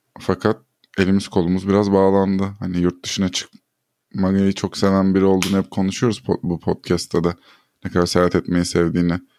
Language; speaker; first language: Turkish; native; Turkish